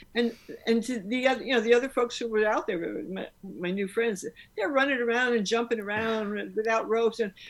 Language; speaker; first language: English; native; English